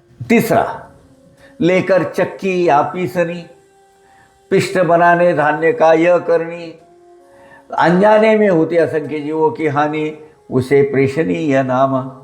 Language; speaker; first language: Hindi; non-native, local second language; Marathi